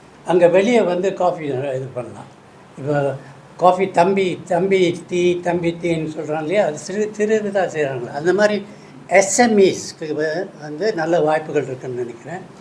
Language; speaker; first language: Tamil; native; Tamil